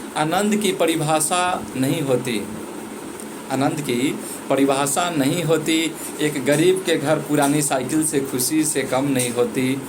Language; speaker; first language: Hindi; native; Hindi